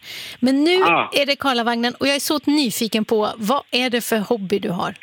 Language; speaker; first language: Swedish; native; Swedish